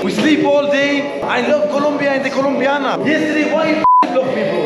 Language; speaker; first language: English; non-native, fluent; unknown